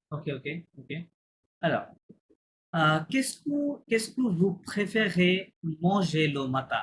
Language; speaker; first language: French; non-native, fluent; Bangla